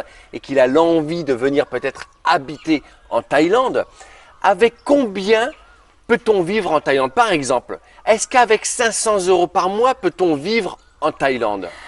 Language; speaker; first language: French; native; French